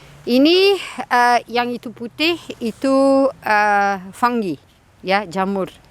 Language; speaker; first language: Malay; non-native, fluent; Dutch